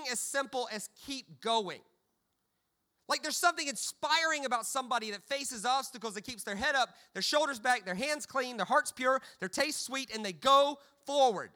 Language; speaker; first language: English; native; English